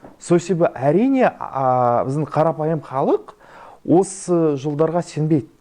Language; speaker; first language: Kazakh; non-native, local second language; Russian